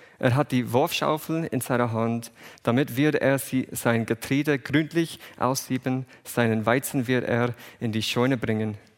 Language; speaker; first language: German; non-native, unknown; English